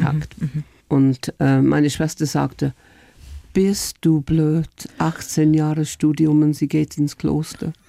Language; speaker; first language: German; non-native, fluent; English